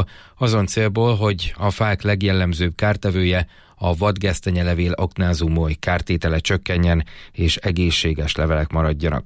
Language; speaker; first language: Hungarian; native; Hungarian